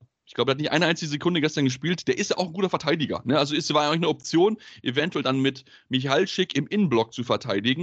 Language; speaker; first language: German; native; German